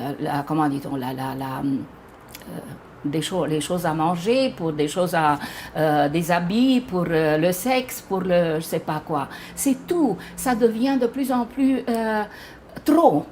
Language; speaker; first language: French; non-native, fluent; Romanian